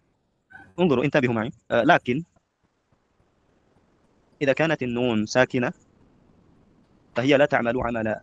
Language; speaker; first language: Arabic; non-native, fluent; Indonesian